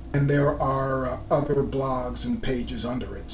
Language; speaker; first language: English; native; English